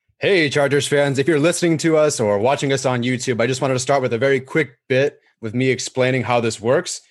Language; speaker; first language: English; native; English